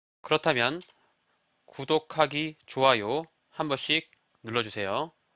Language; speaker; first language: Korean; native; Korean